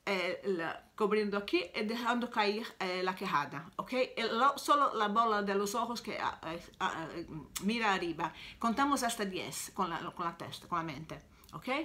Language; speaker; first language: Spanish; non-native, learner; Italian